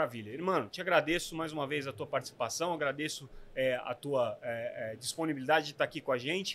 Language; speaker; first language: Portuguese; native; Portuguese